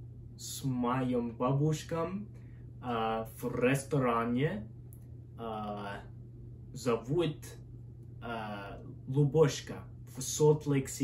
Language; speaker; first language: Russian; non-native, learner; English